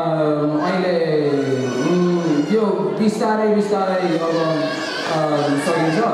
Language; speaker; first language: Nepali; non-native, fluent; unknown